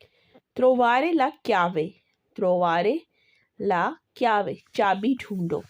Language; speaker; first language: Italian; non-native, fluent; Urdu